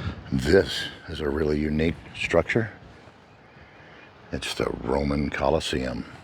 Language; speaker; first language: English; native; English